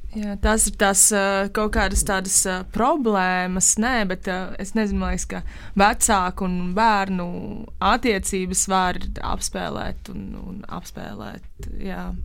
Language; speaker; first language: Latvian; native; Latvian